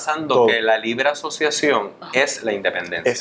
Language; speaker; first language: Spanish; native; Spanish